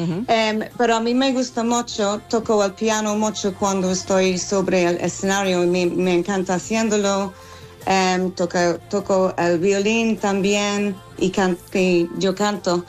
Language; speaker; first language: Spanish; non-native, fluent; English